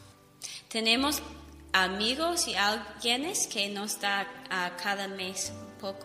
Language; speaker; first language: Spanish; non-native, learner; English